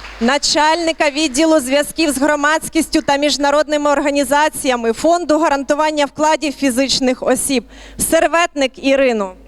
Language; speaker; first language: Ukrainian; native; Ukrainian